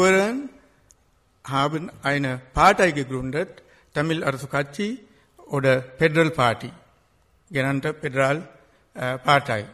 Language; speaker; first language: German; non-native, fluent; Sinhala